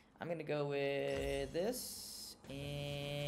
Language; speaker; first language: English; native; English